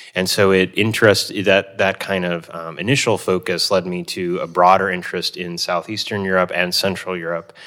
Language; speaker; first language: English; native; English